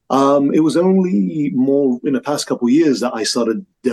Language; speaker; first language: English; native; English